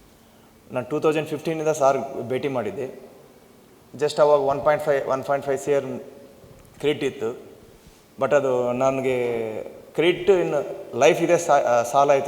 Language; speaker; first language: Kannada; non-native, local second language; Telugu